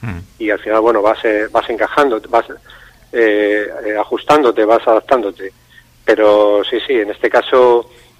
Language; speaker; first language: Spanish; native; Spanish